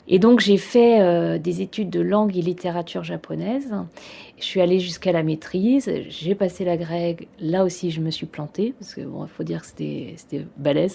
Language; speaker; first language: French; native; French